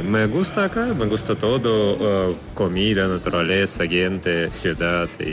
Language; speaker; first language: Spanish; non-native, learner; Russian